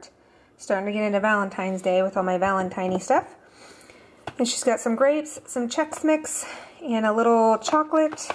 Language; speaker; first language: English; native; English